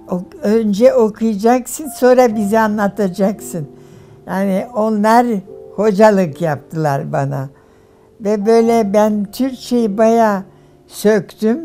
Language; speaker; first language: Turkish; non-native, fluent; German